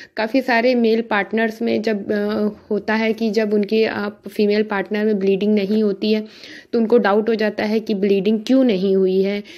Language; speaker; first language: Hindi; native; Hindi